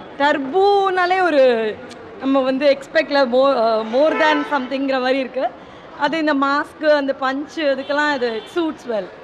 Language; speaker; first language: Tamil; native; Tamil